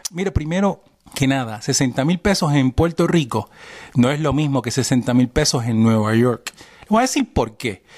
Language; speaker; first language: Spanish; early bilingual, heritage; Spanish